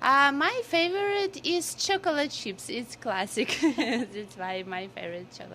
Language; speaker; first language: English; non-native, learner; Ukrainian